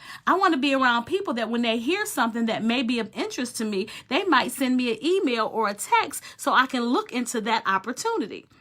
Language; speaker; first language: English; native; English